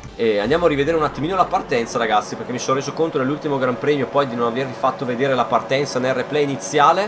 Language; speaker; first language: Italian; native; Italian